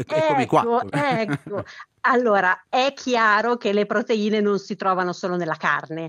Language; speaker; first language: Italian; native; Italian